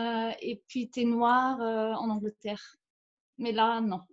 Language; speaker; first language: French; non-native, fluent; German